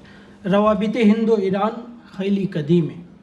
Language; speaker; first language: Persian; non-native, learner; Urdu